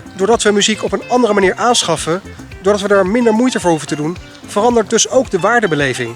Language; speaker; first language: Dutch; native; Dutch